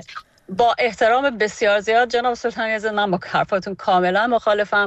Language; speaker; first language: Persian; native; Persian